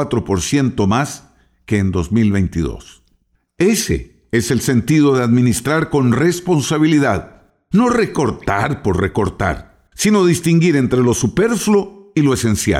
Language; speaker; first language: Spanish; native; Spanish